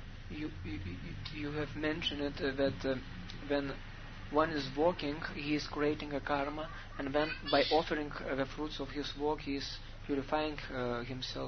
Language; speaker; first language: English; non-native, fluent; Lithuanian